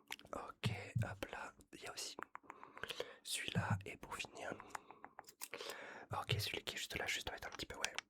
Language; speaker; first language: French; native; French